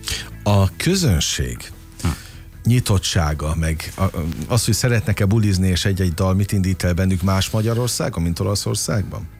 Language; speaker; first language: Hungarian; native; Hungarian